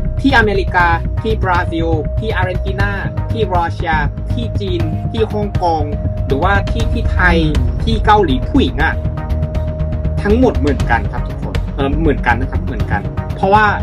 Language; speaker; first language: Thai; early bilingual, other home language; Korean